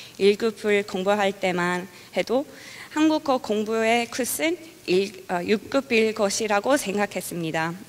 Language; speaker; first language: Korean; non-native, fluent; English